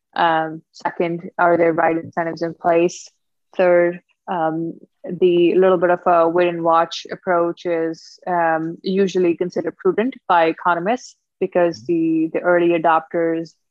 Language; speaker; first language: English; non-native, local second language; Punjabi